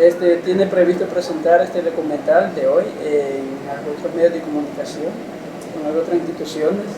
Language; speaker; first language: Spanish; native; Spanish